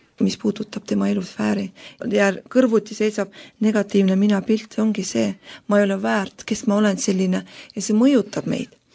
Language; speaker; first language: Estonian; non-native, local second language; Russian